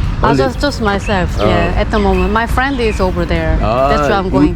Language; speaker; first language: English; non-native, fluent; Korean